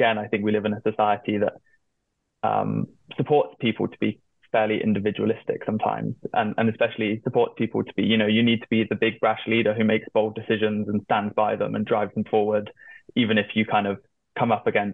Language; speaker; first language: English; native; English